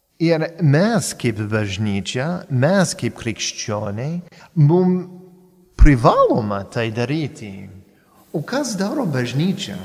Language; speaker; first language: Lithuanian; non-native, fluent; English